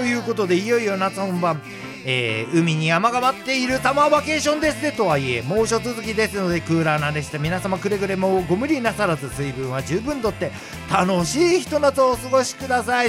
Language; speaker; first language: Japanese; native; Japanese